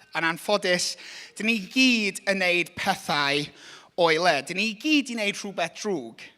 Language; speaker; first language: Welsh; non-native, local second language; English